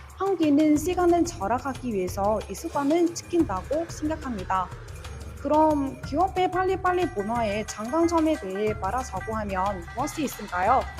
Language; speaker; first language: Korean; non-native, learner; Vietnamese